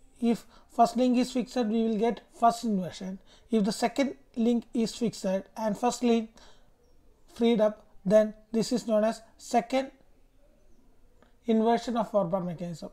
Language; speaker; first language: English; non-native, local second language; Malayalam